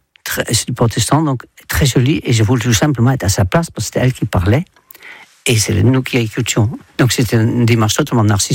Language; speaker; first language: French; non-native, fluent; Dutch